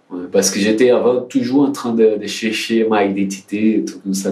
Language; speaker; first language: French; non-native, learner; Portuguese